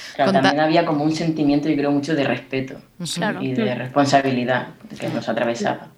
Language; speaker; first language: Spanish; native; Spanish